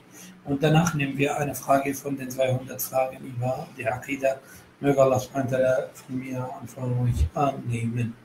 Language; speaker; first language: German; non-native, fluent; Arabic